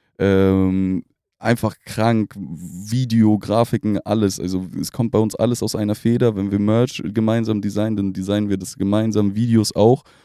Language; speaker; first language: German; non-native, fluent; Russian